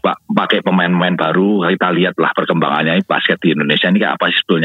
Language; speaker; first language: Indonesian; native; Indonesian